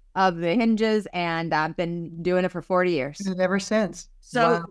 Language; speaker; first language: English; native; English